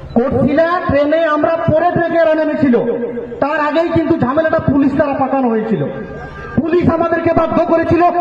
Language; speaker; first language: Bangla; non-native, local second language; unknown